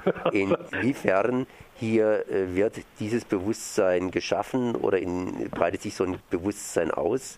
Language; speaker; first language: German; native; German